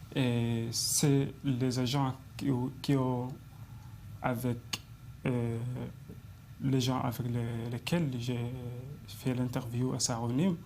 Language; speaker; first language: French; non-native, fluent; Arabic